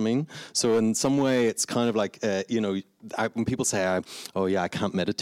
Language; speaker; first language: English; native; English